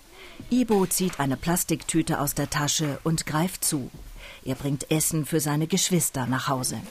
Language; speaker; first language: German; native; German